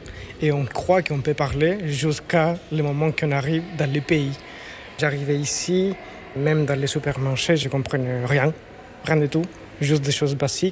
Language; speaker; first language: French; non-native, fluent; Spanish